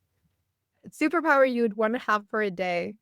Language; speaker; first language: English; native; English